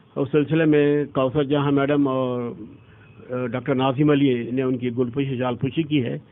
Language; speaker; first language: Urdu; native; Urdu